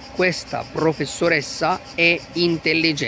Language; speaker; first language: Italian; non-native, fluent; Arabic